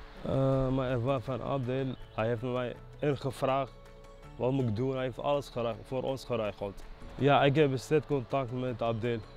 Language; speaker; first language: Dutch; non-native, learner; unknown